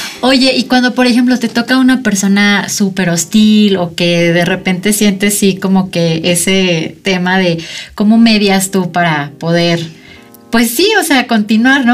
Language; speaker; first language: Spanish; native; Spanish